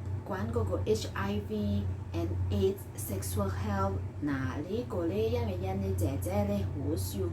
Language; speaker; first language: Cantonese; non-native, learner; Indonesian